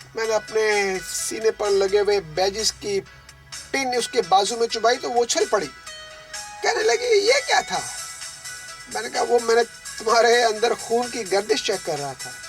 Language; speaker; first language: Urdu; native; Urdu